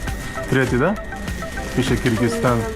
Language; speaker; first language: Russian; non-native, learner; Spanish